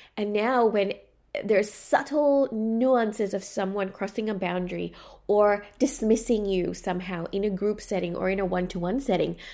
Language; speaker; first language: English; native; English